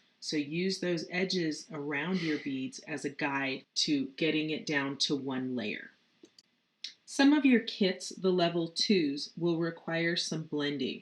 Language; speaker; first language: English; native; English